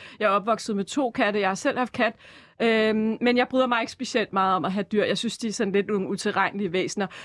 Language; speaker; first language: Danish; native; Danish